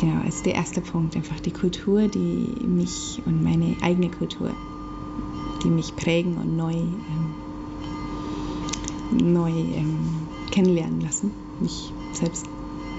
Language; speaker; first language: German; native; German